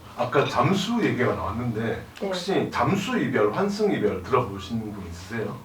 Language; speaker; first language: Korean; native; Korean